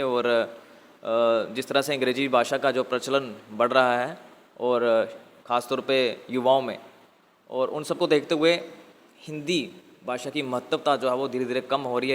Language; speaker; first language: Hindi; native; Hindi